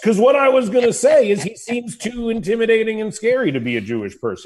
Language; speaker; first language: English; native; English